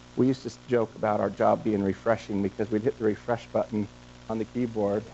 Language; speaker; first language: English; native; English